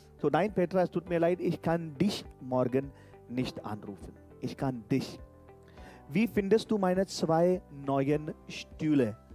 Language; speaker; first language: German; non-native, fluent; Hindi